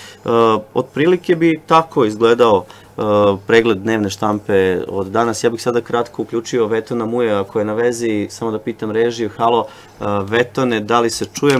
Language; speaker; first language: Serbian; native; Serbian